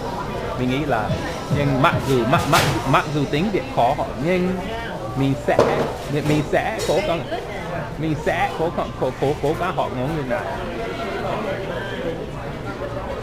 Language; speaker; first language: Vietnamese; non-native, learner; English